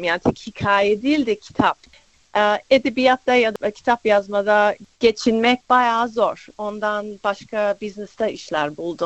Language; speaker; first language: Turkish; early bilingual, other home language; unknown